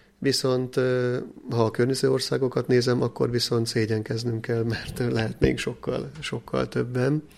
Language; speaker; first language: Hungarian; native; Hungarian